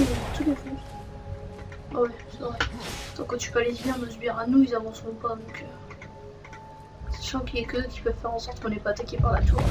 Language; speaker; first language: French; native; French